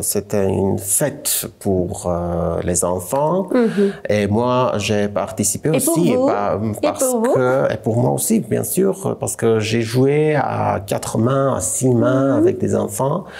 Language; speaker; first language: French; non-native, fluent; Armenian